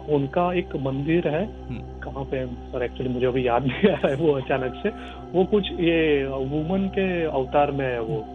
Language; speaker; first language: Hindi; non-native, local second language; Gujarati